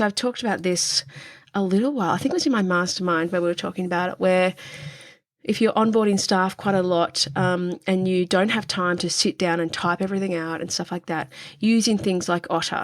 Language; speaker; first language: English; native; English